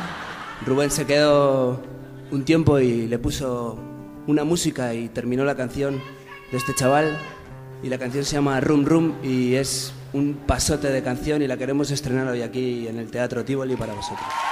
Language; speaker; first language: Spanish; native; Spanish